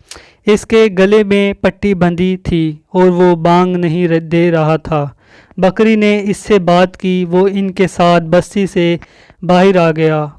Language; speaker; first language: Urdu; native; Urdu